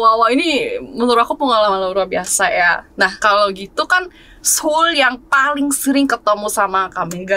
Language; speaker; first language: Indonesian; non-native, fluent; Korean